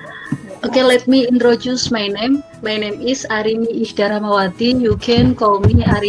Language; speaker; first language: English; non-native, learner; Indonesian